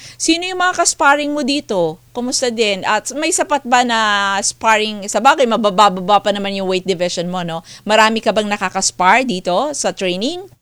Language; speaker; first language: Filipino; native; Filipino